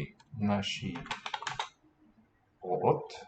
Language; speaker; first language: Hebrew; non-native, learner; English